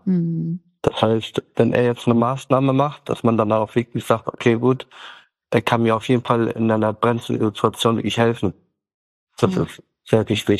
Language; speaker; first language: German; early bilingual, other home language; Turkish